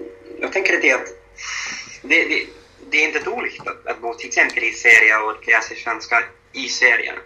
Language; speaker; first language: Swedish; non-native, fluent; English